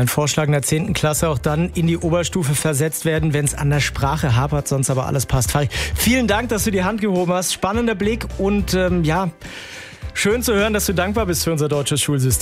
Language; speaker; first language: German; native; German